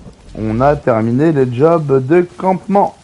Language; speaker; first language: French; native; French